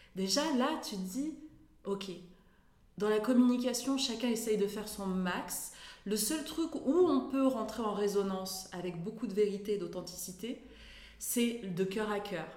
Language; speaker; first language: French; native; French